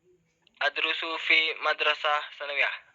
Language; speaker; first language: Arabic; non-native, learner; Indonesian